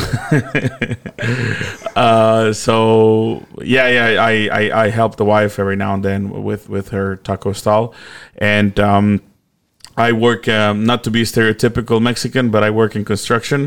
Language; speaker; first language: English; non-native, fluent; Spanish